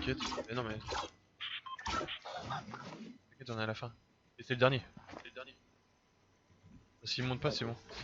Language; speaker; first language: French; native; French